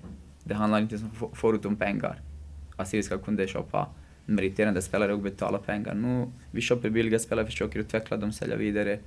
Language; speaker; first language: Swedish; non-native, fluent; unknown